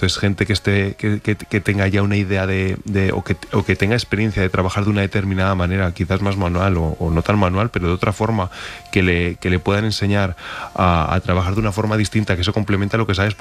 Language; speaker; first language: Spanish; native; Spanish